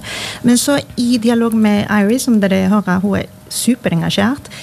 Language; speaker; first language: Norwegian; non-native, fluent; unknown